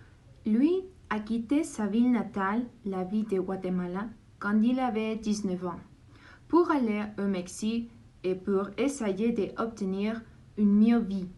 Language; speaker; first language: French; non-native, learner; Spanish